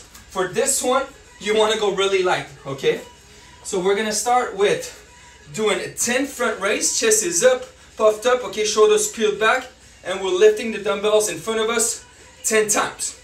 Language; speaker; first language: English; native; English